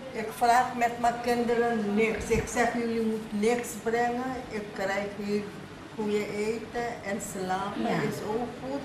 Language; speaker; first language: Dutch; non-native, local second language; Caribbean Hindustani